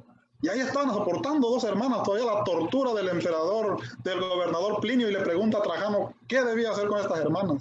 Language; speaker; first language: Spanish; native; Spanish